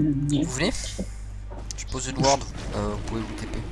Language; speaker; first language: French; native; French